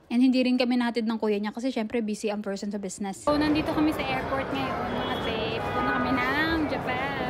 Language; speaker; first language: Filipino; native; Filipino